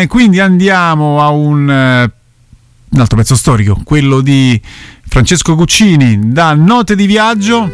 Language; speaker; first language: Italian; native; Italian